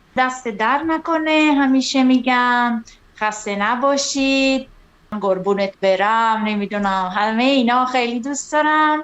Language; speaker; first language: Persian; non-native, fluent; Italian